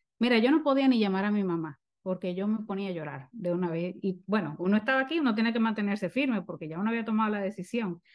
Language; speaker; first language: Spanish; native; Spanish